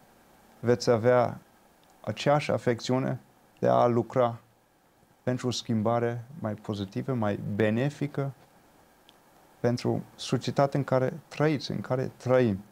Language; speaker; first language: Romanian; non-native, fluent; English